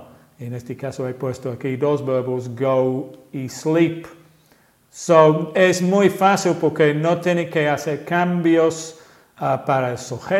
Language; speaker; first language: Spanish; non-native, fluent; English